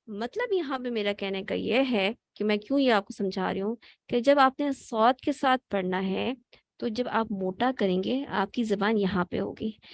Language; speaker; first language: Urdu; native; Urdu